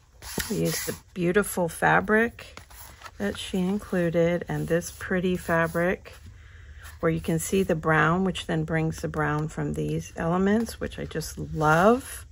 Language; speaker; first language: English; native; English